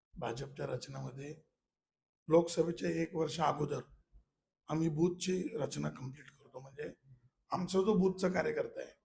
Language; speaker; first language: Marathi; non-native, local second language; Malayalam